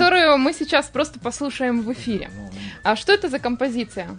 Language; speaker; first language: Russian; native; Russian